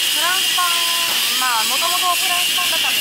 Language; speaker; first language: Japanese; non-native, fluent; Vietnamese